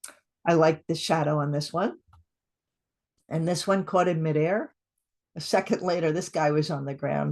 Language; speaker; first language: English; native; English